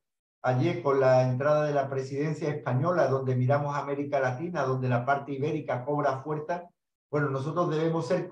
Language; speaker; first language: Spanish; native; Spanish